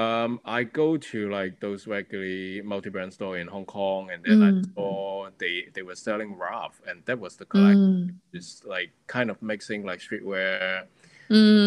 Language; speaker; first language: English; non-native, local second language; Cantonese